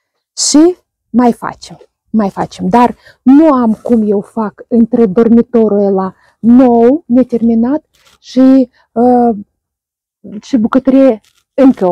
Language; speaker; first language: Romanian; non-native, learner; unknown